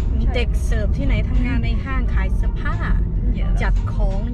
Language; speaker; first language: Thai; native; Thai